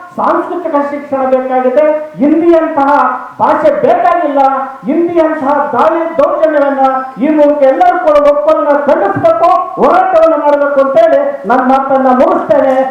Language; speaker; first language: Kannada; native; Kannada